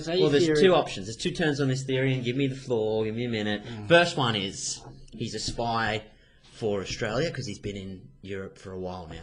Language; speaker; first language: English; native; English